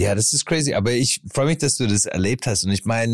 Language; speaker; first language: German; non-native, fluent; English